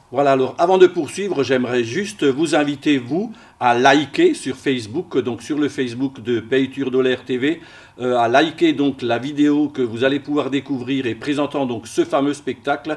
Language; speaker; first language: French; native; French